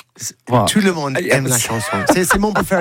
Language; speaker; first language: French; non-native, learner; English